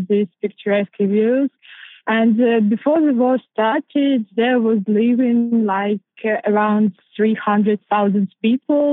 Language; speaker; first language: English; non-native, fluent; Ukrainian